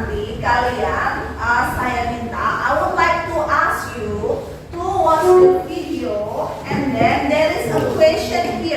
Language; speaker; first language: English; non-native, fluent; Indonesian